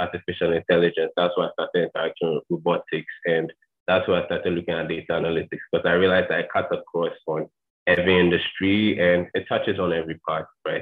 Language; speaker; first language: English; non-native, local second language; Akan